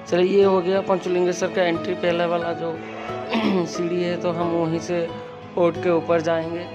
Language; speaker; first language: Hindi; non-native, local second language; Odia